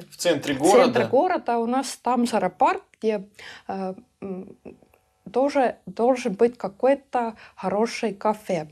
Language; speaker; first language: Russian; non-native, local second language; Estonian